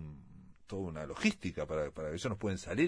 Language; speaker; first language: Spanish; native; Spanish